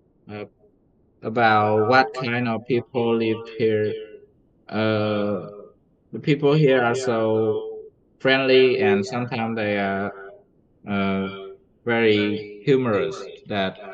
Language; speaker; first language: English; non-native, learner; Vietnamese